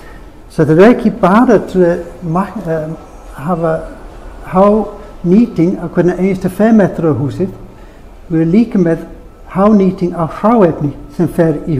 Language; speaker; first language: Icelandic; non-native, fluent; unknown